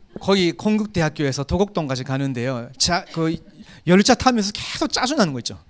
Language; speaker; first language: Korean; non-native, fluent; Japanese